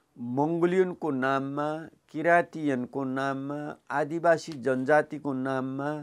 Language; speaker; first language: Nepali; non-native, local second language; Limbu